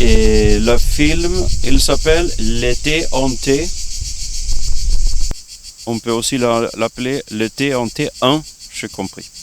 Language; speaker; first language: French; non-native, learner; Swedish